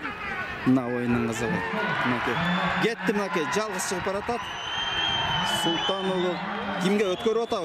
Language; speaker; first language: Kyrgyz; native; Kyrgyz